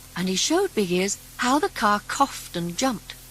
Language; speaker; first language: English; native; English